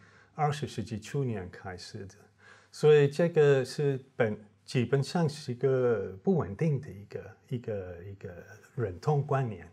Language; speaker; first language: Chinese; non-native, fluent; English